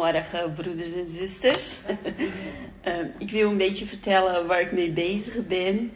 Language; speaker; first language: Dutch; non-native, fluent; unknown